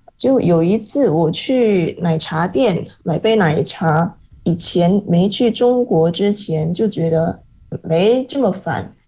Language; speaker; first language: Chinese; non-native, fluent; Indonesian